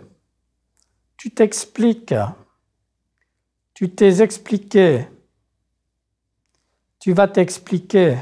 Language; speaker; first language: French; native; French